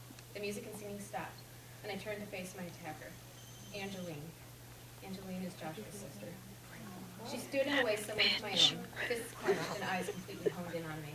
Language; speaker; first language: English; native; English